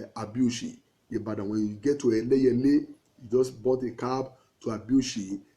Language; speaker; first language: English; non-native, local second language; Yoruba